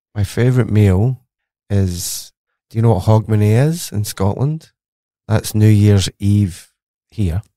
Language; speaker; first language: English; native; English